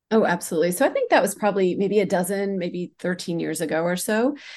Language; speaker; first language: English; non-native, local second language; Hindi